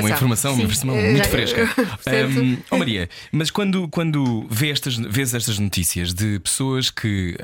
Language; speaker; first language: Portuguese; native; Portuguese